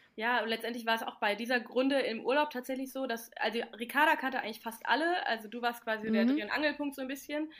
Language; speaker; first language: German; native; German